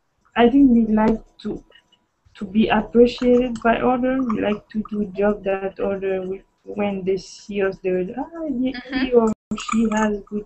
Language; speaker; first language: English; non-native, fluent; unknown